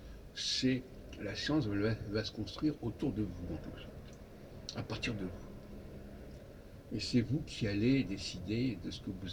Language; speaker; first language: French; native; French